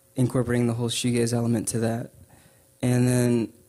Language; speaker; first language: English; native; English